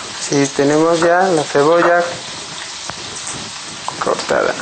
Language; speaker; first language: Spanish; non-native, learner; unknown